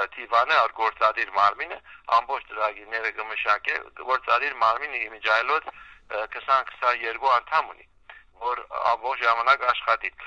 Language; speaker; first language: Armenian; early bilingual, heritage; Armenian